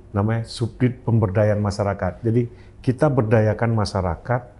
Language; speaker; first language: Indonesian; native; Indonesian